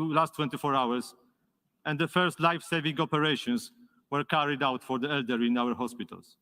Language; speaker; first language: English; non-native, fluent; Polish